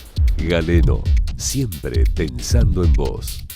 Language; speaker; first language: Spanish; native; Spanish